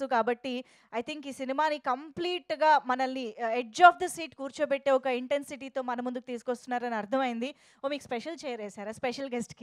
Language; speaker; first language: Telugu; native; Telugu